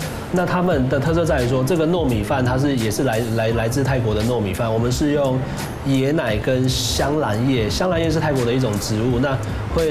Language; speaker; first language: Chinese; native; Chinese